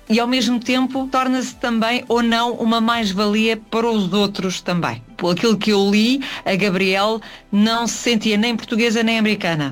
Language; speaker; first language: Portuguese; native; Portuguese